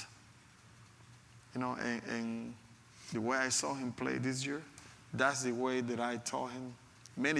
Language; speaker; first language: English; non-native, fluent; Spanish